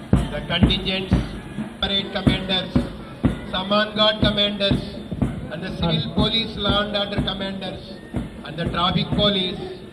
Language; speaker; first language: English; non-native, local second language; Telugu